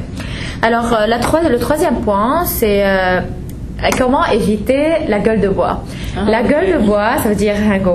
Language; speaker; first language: French; non-native, fluent; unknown